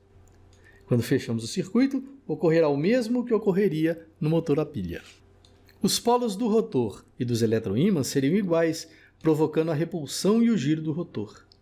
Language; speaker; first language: Portuguese; native; Portuguese